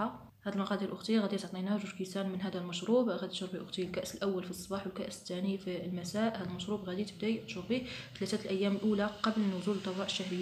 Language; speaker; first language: Arabic; native; Arabic